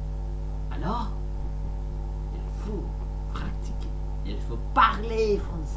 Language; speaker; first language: French; non-native, learner; Sasak